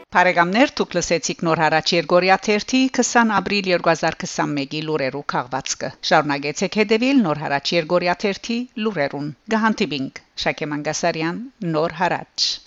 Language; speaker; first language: Armenian; native; Armenian